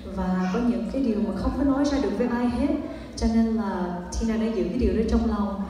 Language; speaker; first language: Vietnamese; early bilingual, heritage; Vietnamese